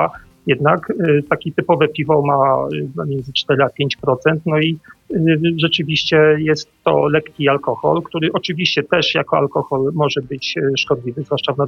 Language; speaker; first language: Polish; native; Polish